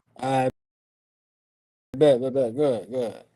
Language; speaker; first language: English; native; English